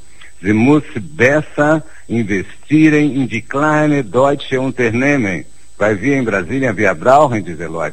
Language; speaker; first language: German; non-native, fluent; Portuguese